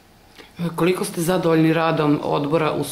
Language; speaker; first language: Serbian; native; Serbian